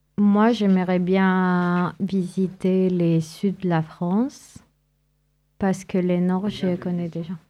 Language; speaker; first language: French; non-native, learner; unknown